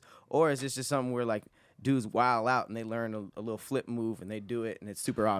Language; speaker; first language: English; native; English